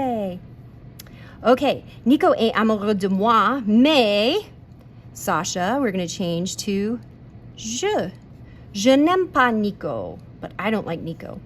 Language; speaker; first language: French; non-native, fluent; English